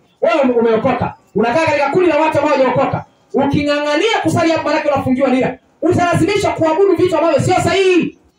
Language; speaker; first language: Swahili; native; Swahili